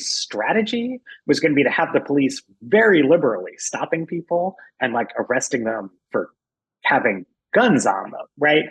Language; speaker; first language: English; native; English